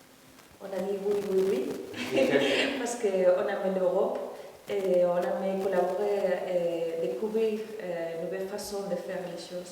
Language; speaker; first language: French; non-native, learner; Spanish